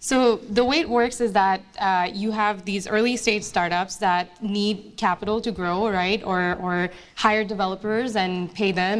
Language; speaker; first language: English; non-native, local second language; Bangla